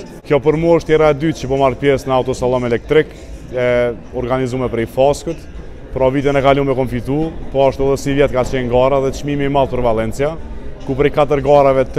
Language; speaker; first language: Albanian; native; Albanian